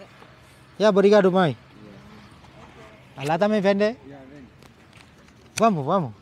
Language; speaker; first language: Portuguese; non-native, learner; Vietnamese